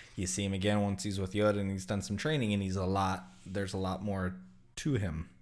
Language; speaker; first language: English; native; English